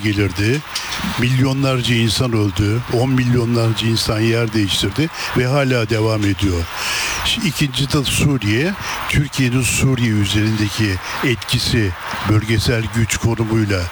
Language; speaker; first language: Turkish; native; Turkish